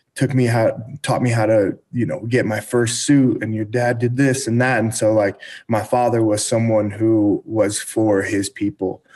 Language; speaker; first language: English; native; English